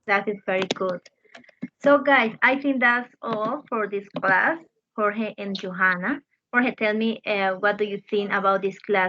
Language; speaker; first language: English; non-native, fluent; Spanish